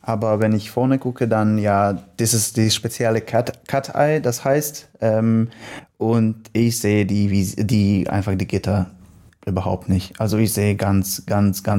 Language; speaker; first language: German; non-native, learner; Polish